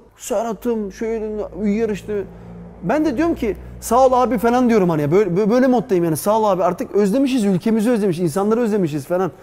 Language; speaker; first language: Turkish; early bilingual, heritage; Turkish